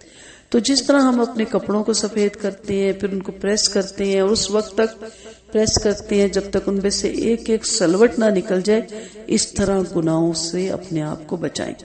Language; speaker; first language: Urdu; native; Urdu